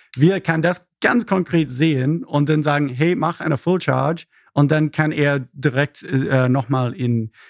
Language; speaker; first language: German; non-native, fluent; English